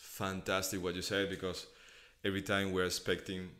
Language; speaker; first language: English; non-native, fluent; Spanish